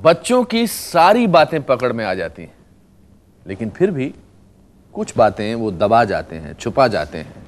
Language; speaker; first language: Hindi; native; Hindi